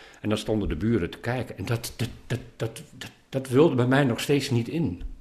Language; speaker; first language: Dutch; native; Dutch